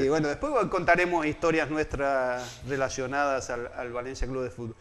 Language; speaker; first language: Spanish; native; Spanish